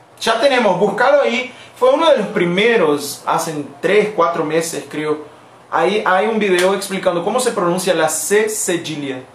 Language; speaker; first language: Spanish; non-native, fluent; Portuguese